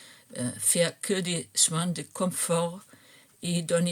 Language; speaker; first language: French; non-native, fluent; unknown